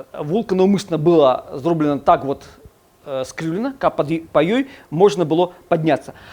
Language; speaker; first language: Belarusian; non-native, local second language; Russian